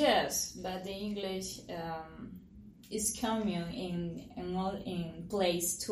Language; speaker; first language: English; non-native, learner; Spanish